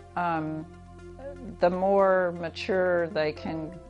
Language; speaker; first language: English; native; English